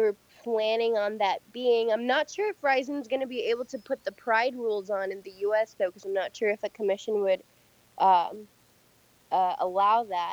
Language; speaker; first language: English; native; English